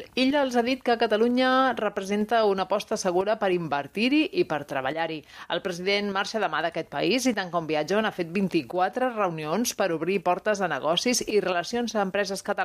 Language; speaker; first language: Catalan; native; Catalan